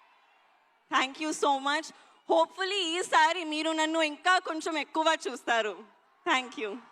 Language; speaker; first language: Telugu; non-native, local second language; Hindi